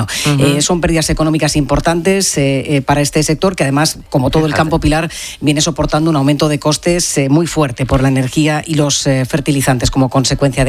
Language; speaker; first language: Spanish; native; Spanish